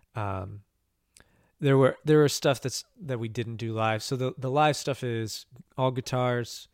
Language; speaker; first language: English; native; English